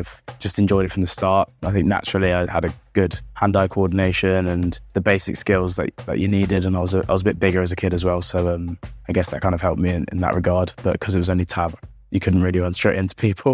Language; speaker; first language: English; native; English